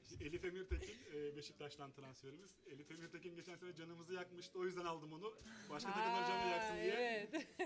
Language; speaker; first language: Turkish; native; Turkish